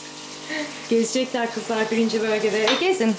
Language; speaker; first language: Turkish; native; Turkish